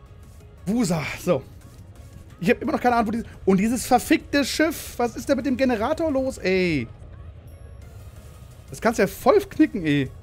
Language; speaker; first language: German; native; German